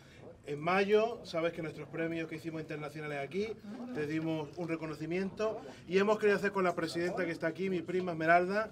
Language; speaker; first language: Spanish; native; Spanish